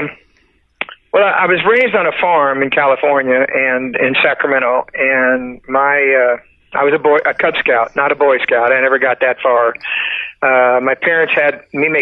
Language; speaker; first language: English; native; English